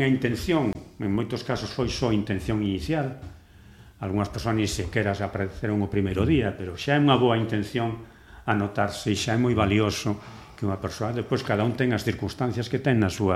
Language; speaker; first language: Galician; non-native, local second language; Spanish